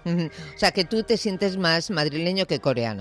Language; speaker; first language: Spanish; native; Spanish